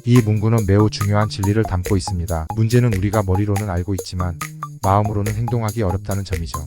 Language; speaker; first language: Korean; native; Korean